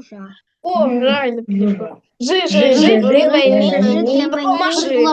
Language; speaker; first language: Ukrainian; native; Ukrainian